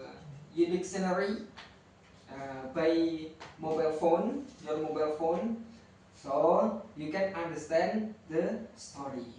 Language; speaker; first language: English; non-native, learner; Indonesian